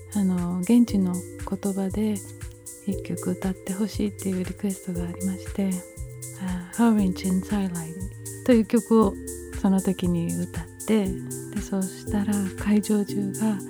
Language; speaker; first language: Japanese; early bilingual, other home language; Portuguese